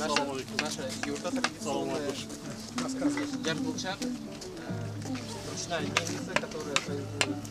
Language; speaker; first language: Russian; non-native, local second language; Kyrgyz